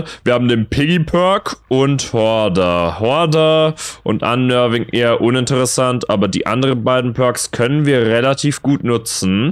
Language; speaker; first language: German; native; German